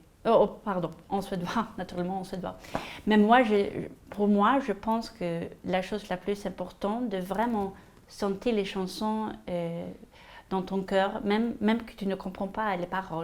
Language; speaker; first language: French; non-native, fluent; Swedish